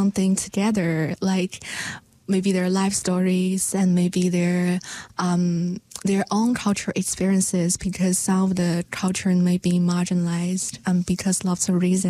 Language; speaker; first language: English; non-native, learner; Chinese